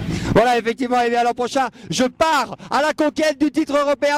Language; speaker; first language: French; native; French